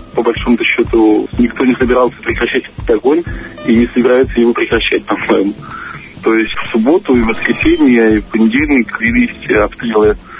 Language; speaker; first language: Russian; native; Russian